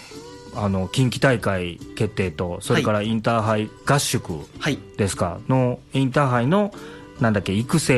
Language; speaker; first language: Japanese; native; Japanese